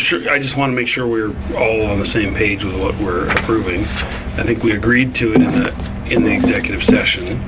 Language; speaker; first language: English; native; English